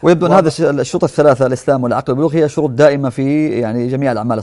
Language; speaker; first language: Arabic; native; Arabic